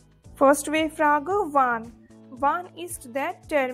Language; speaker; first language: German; non-native, learner; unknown